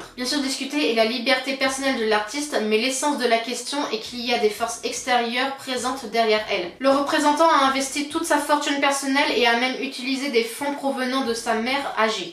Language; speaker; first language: French; native; French